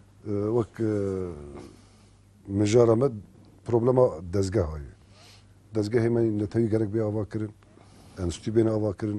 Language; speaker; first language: Kurdish; native; Kurdish